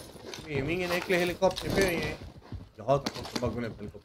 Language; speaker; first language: Swedish; native; Swedish